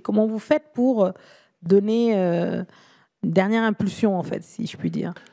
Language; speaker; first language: French; native; French